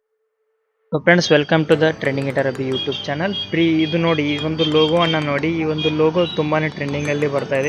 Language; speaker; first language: Kannada; native; Kannada